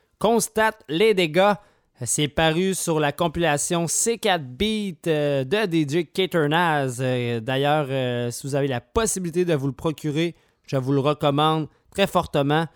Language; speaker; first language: French; native; French